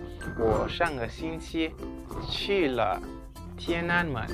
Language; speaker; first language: Chinese; non-native, fluent; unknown